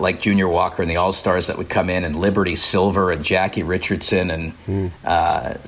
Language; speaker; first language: English; native; English